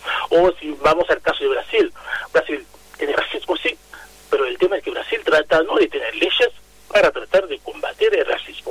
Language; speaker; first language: Spanish; non-native, fluent; Haitian Creole